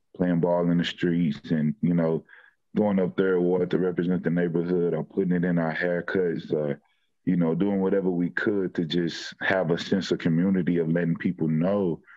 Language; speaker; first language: English; native; English